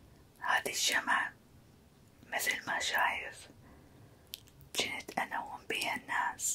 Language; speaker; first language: Arabic; native; Arabic